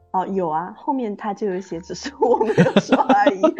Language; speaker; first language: Chinese; native; Chinese